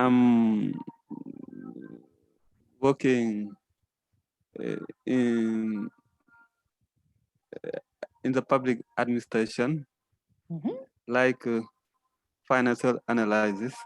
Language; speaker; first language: English; non-native, learner; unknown